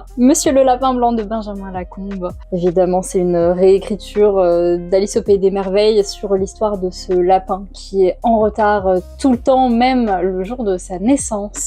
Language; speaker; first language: French; native; French